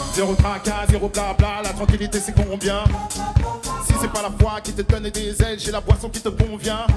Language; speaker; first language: French; native; French